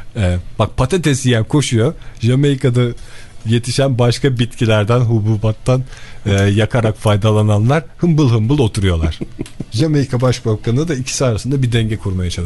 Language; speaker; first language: Turkish; native; Turkish